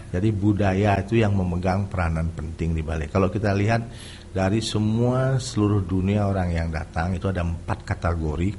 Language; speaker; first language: Indonesian; non-native, local second language; Balinese